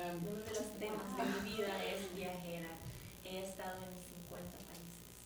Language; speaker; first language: Spanish; non-native, fluent; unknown